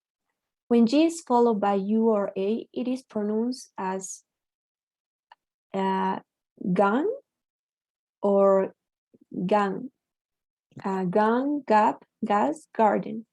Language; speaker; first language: English; non-native, learner; Spanish